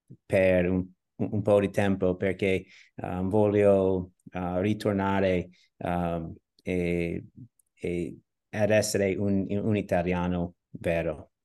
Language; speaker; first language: Italian; non-native, learner; English